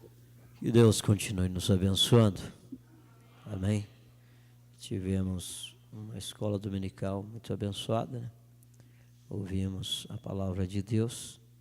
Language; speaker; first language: Portuguese; native; Portuguese